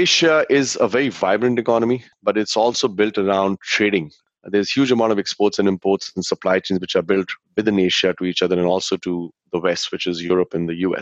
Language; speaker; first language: English; non-native, local second language; Hindi